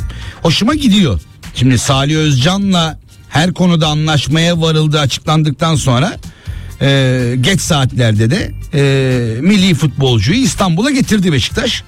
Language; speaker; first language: Turkish; native; Turkish